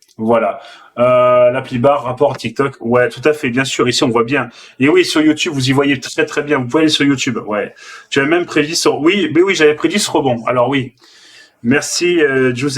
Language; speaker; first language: French; native; French